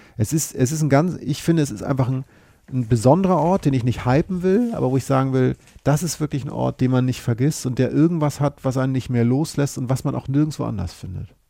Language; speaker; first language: German; native; German